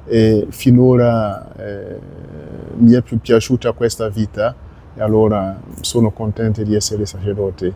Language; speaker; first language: Italian; non-native, learner; French